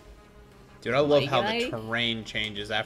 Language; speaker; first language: English; native; English